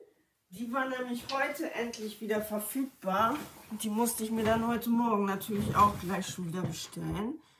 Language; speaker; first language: German; native; German